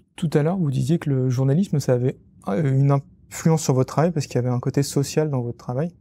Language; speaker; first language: French; native; French